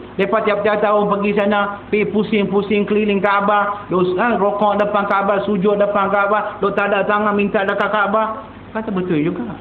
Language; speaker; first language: Malay; non-native, local second language; Tamil